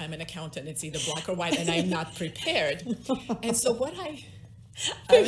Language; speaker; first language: English; non-native, fluent; Russian